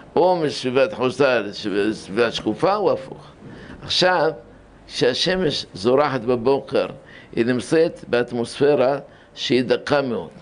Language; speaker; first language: Hebrew; early bilingual, other home language; Arabic